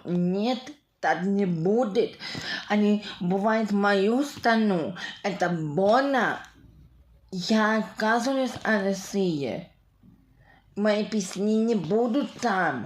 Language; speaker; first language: Russian; non-native, local second language; Ukrainian